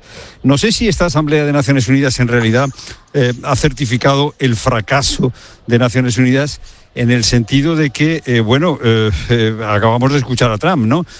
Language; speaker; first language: Spanish; native; Spanish